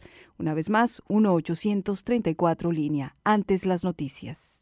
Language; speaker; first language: Spanish; native; Spanish